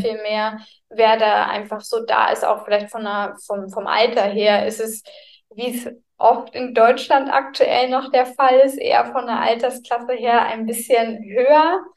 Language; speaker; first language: German; native; German